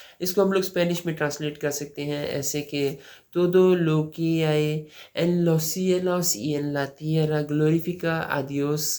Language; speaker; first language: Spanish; non-native, learner; Urdu